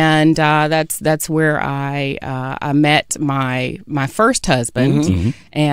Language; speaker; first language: English; native; English